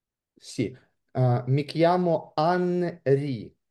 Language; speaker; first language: Italian; non-native, learner; Russian